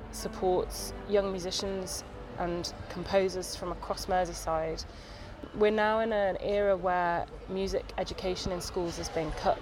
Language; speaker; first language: English; native; English